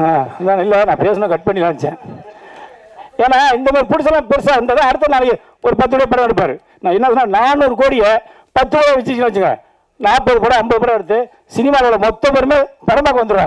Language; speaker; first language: Tamil; native; Tamil